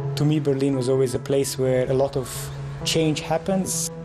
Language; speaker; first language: English; non-native, fluent; Romanian